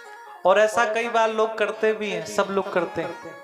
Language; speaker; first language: Hindi; native; Hindi